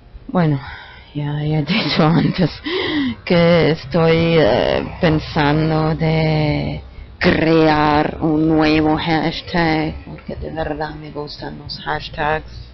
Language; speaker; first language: Spanish; non-native, fluent; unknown